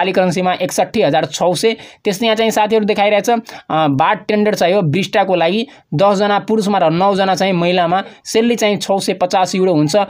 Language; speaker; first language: Nepali; non-native, local second language; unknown